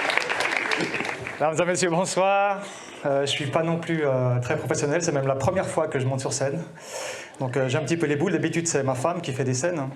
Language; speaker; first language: French; native; French